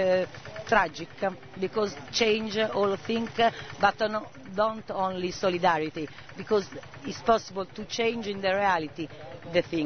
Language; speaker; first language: English; non-native, learner; Italian